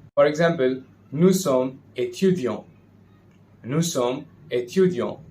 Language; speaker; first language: French; non-native, fluent; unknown